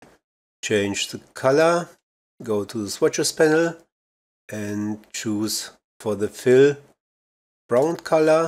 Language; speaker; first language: English; non-native, fluent; German